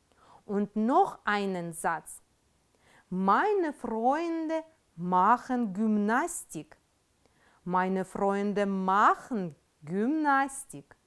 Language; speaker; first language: German; non-native, fluent; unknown